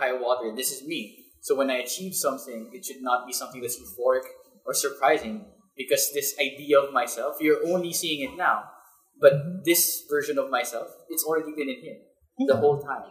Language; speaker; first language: English; non-native, local second language; Hiligaynon